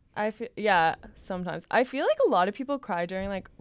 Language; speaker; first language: English; native; English